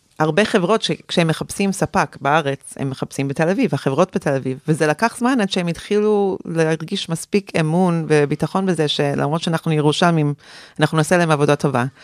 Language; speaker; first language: Hebrew; early bilingual, heritage; Hebrew